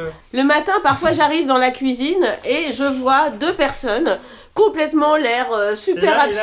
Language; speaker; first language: French; native; French